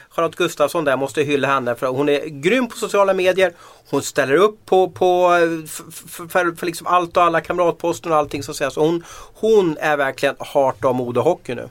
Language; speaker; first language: Swedish; native; Swedish